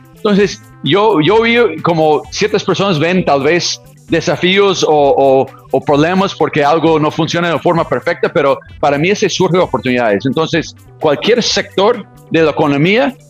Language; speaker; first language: Spanish; non-native, fluent; English